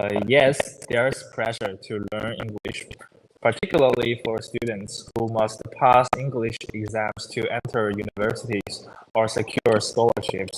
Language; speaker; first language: English; non-native, fluent; Chinese